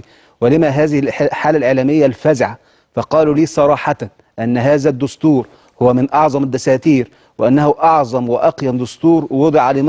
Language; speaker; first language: Arabic; native; Arabic